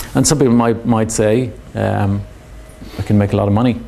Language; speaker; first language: English; native; English